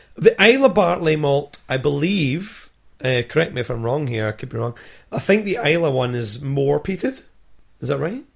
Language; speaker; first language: English; native; English